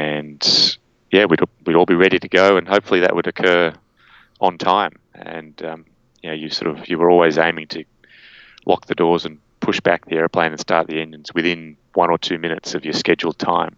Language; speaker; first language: English; native; English